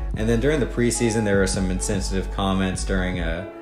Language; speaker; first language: English; native; English